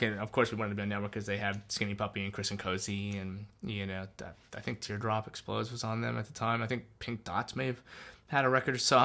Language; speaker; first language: English; native; English